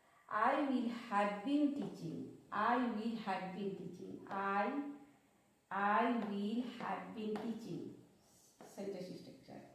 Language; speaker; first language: English; non-native, local second language; Hindi